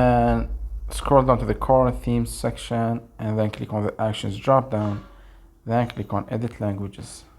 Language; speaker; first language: English; non-native, fluent; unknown